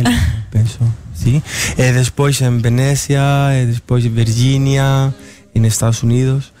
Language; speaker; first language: Portuguese; non-native, learner; Spanish